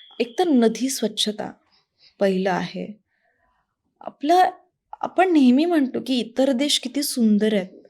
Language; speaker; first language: Marathi; native; Marathi